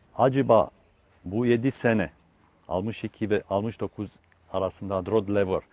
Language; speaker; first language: Turkish; non-native, fluent; Romanian